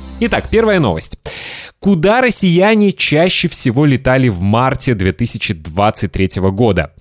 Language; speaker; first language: Russian; native; Russian